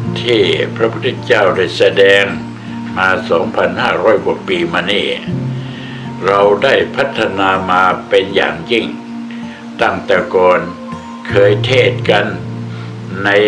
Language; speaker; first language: Thai; native; Thai